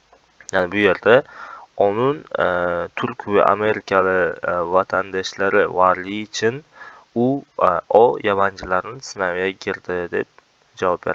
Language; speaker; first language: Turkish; non-native, fluent; Uzbek